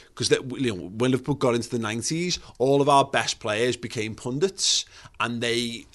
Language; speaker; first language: English; native; English